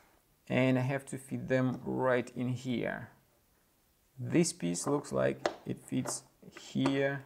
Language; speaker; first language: English; non-native, fluent; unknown